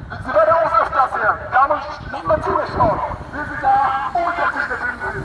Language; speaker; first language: German; non-native, fluent; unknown